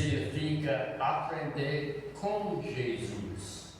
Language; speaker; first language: Portuguese; non-native, fluent; English